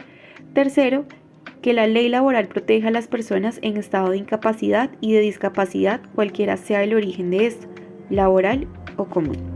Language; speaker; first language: Spanish; native; Spanish